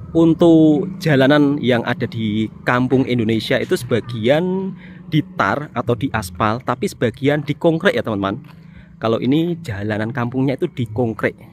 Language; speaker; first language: Indonesian; native; Indonesian